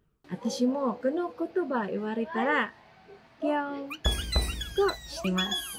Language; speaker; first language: Japanese; non-native, fluent; Cebuano